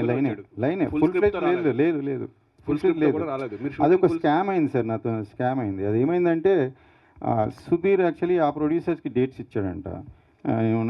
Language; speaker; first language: Telugu; native; Telugu